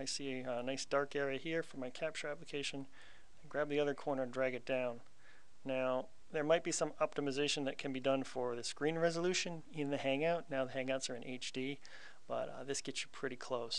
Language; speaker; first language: English; native; English